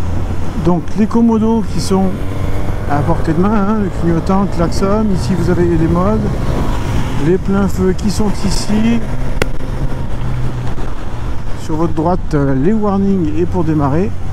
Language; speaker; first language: French; native; French